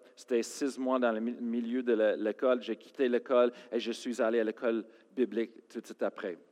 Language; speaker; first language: French; non-native, fluent; English